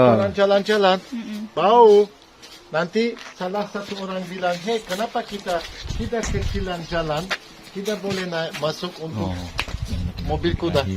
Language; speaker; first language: Indonesian; non-native, fluent; Turkish